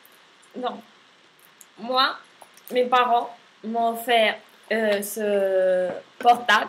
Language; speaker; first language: French; non-native, learner; Spanish